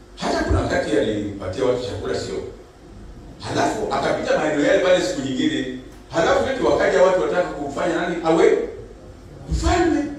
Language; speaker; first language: Swahili; native; Swahili